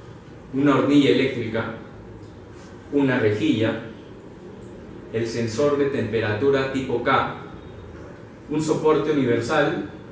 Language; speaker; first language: Spanish; native; Spanish